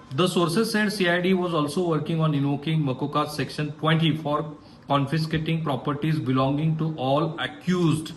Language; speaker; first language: English; non-native, local second language; Marathi